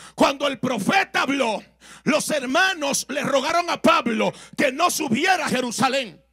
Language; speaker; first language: Spanish; native; Spanish